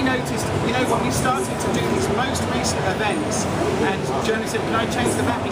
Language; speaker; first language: English; native; English